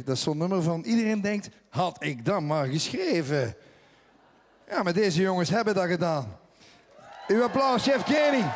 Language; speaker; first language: Dutch; native; Dutch